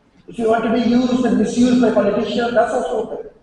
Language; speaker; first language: English; non-native, local second language; Bangla